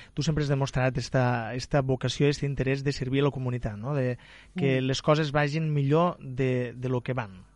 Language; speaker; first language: Catalan; native; Catalan